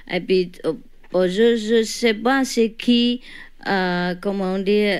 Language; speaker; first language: French; non-native, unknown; Vietnamese